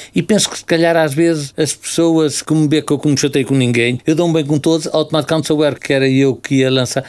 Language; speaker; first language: Portuguese; early bilingual, heritage; Portuguese